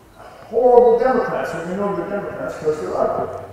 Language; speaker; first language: English; native; English